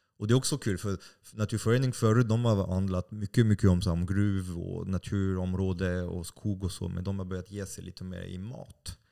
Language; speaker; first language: Swedish; non-native, fluent; French